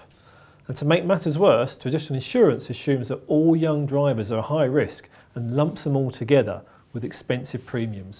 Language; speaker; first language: English; native; English